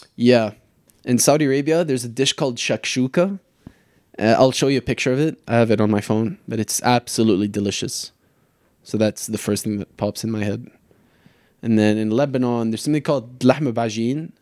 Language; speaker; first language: English; native; English